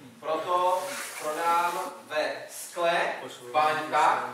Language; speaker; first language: Russian; non-native, learner; Czech